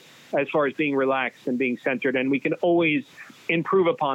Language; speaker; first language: English; native; English